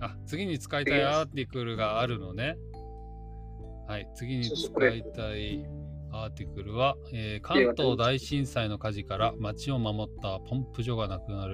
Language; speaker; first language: Japanese; native; Japanese